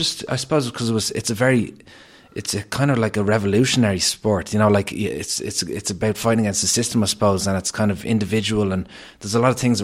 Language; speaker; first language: English; native; English